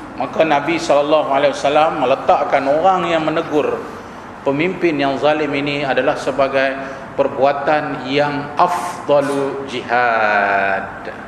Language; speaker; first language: Malay; native; Malay